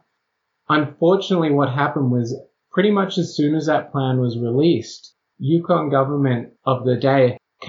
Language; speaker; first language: English; native; English